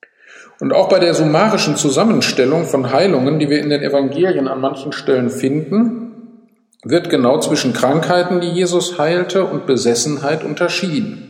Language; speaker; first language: German; native; German